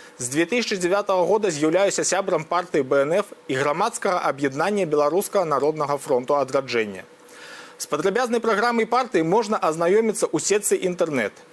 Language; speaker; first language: Belarusian; native; Belarusian